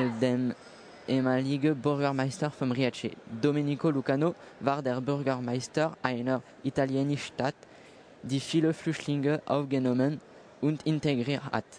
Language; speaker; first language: German; non-native, learner; French